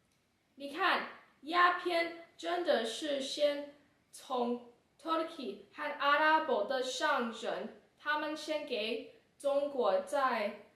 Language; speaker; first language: Chinese; non-native, learner; English